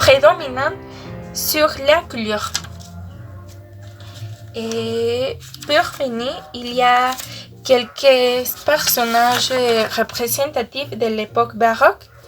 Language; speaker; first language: French; non-native, learner; Spanish